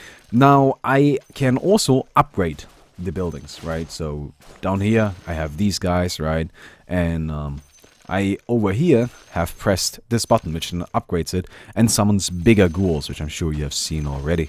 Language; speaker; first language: English; non-native, fluent; German